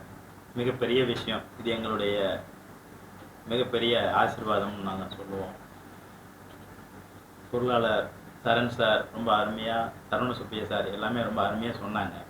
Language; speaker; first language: Tamil; native; Tamil